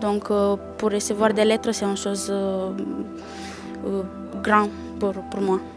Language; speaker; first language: French; non-native, learner; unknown